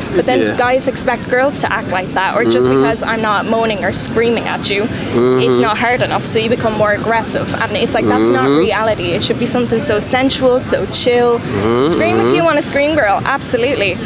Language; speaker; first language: English; native; English